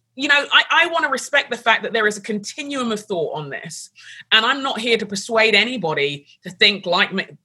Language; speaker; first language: English; native; English